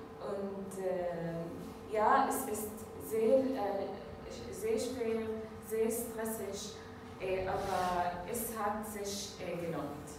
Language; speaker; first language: German; non-native, learner; Arabic